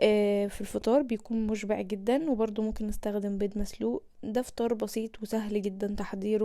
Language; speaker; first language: Arabic; native; Arabic